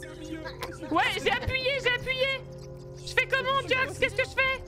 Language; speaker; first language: French; native; French